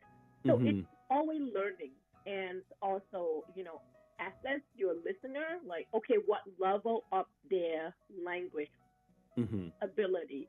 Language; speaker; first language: English; non-native, fluent; Thai